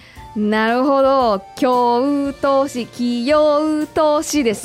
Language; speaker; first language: Japanese; native; Japanese